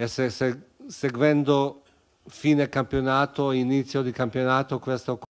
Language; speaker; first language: Italian; non-native, fluent; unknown